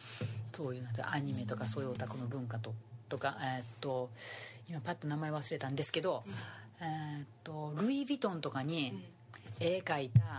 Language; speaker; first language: Japanese; native; Japanese